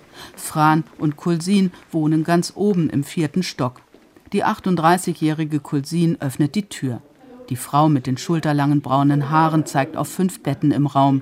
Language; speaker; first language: German; native; German